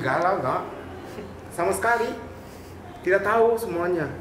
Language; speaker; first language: Indonesian; non-native, learner; Japanese